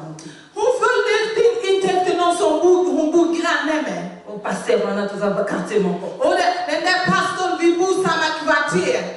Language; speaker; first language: Swedish; non-native, fluent; Lingala